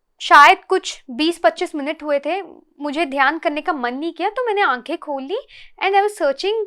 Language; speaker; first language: Hindi; non-native, local second language; Telugu